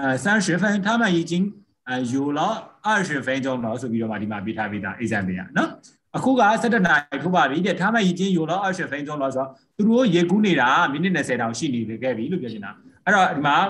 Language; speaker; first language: Chinese; non-native, fluent; Burmese